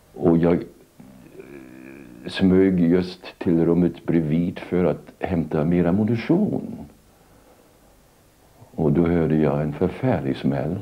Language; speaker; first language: Swedish; non-native, fluent; German